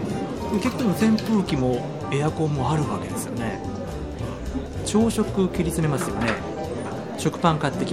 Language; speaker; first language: Japanese; native; Japanese